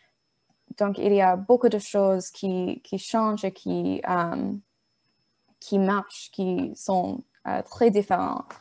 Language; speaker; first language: French; non-native, learner; English